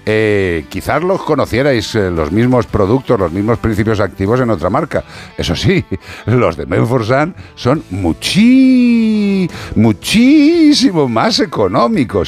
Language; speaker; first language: Spanish; native; Spanish